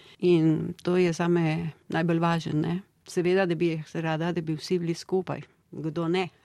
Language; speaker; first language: Slovenian; early bilingual, heritage; Slovenian